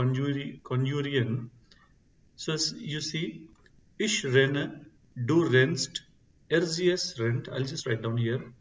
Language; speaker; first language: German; non-native, fluent; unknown